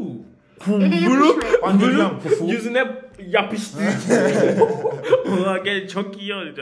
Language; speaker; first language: Turkish; non-native, learner; English